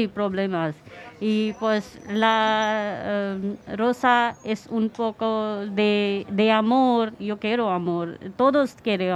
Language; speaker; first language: Spanish; non-native, learner; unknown